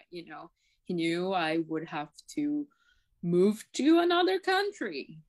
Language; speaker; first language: English; non-native, fluent; Portuguese